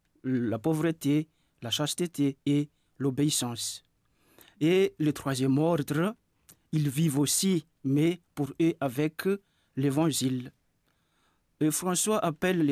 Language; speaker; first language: French; non-native, local second language; Malagasy